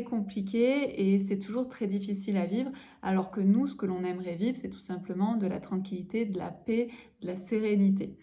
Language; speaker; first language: French; native; French